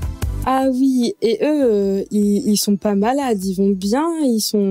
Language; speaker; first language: French; native; French